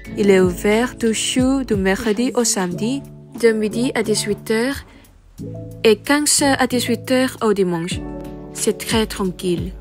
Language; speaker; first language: French; non-native, fluent; Thai